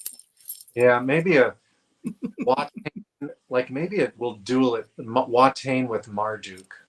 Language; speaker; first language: English; native; English